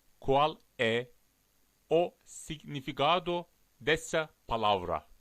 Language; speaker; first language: Portuguese; non-native, learner; Turkish